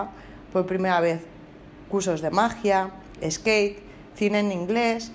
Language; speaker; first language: Spanish; native; Spanish